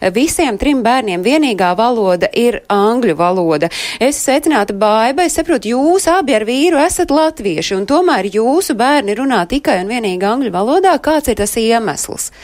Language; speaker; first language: Latvian; native; Latvian